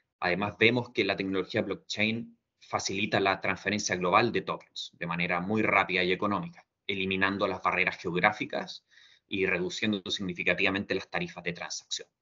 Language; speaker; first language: Spanish; native; Spanish